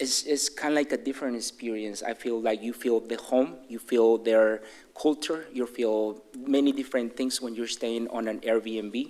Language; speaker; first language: English; non-native, fluent; Spanish